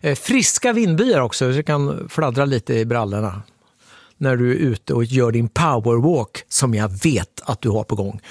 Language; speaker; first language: Swedish; native; Swedish